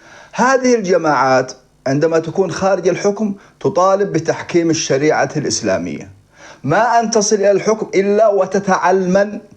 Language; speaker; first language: Arabic; native; Arabic